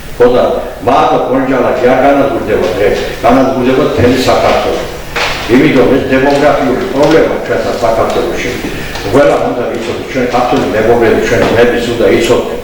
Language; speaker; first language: Georgian; non-native, local second language; Azerbaijani